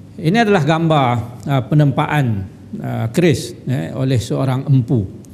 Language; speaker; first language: Malay; native; Malay